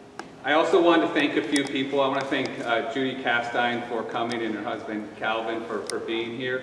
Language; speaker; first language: English; native; English